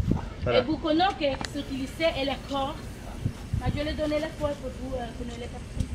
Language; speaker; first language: French; non-native, learner; Spanish